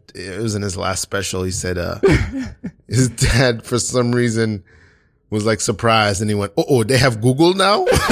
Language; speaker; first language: English; early bilingual, other home language; Haitian Creole